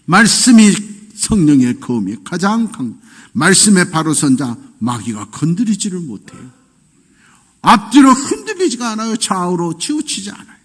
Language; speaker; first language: Korean; native; Korean